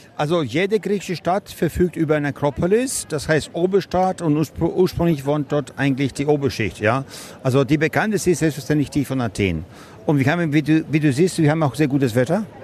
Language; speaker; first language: German; non-native, fluent; Greek